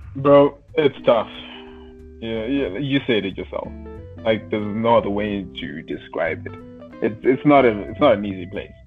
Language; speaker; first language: English; non-native, local second language; Shona